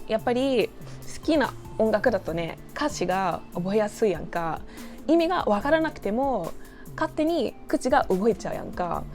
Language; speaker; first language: Japanese; non-native, fluent; English